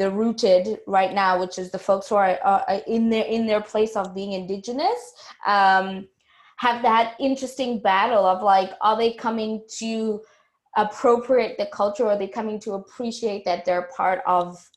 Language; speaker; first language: English; non-native, local second language; Tswana